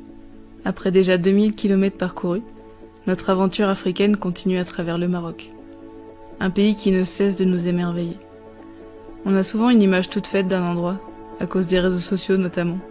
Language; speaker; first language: French; native; French